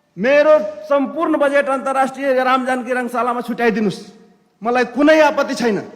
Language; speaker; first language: Nepali; non-native, local second language; Maithili